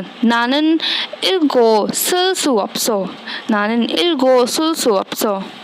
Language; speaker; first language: Korean; non-native, learner; Hindi